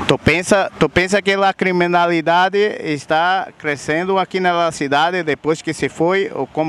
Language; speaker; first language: Spanish; non-native, learner; Portuguese